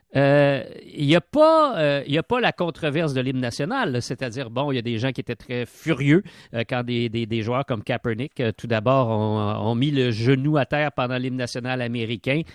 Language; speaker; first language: French; native; French